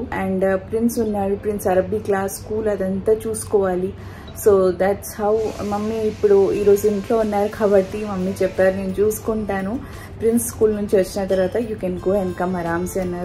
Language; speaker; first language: Telugu; non-native, local second language; Urdu